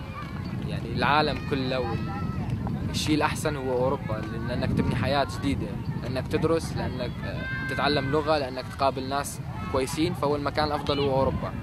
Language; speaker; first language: Arabic; native; Arabic